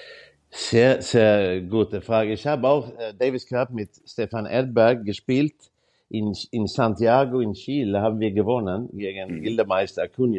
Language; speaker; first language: German; non-native, learner; Swedish